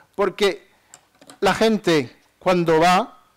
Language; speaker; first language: Spanish; non-native, fluent; French